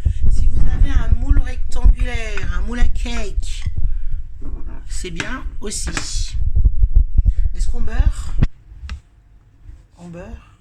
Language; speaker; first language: French; native; French